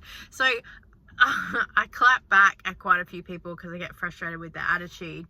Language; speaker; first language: English; native; English